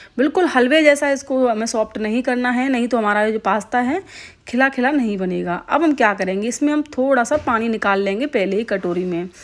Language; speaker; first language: Hindi; native; Hindi